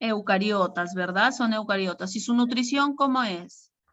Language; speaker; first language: Spanish; native; Spanish